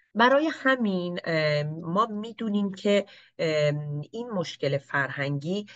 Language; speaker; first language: Persian; native; Persian